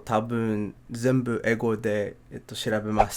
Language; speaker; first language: Japanese; non-native, learner; English